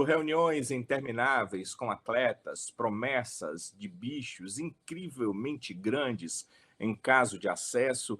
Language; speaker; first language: Portuguese; native; Portuguese